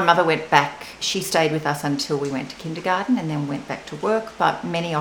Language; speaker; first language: English; non-native, local second language; Venetian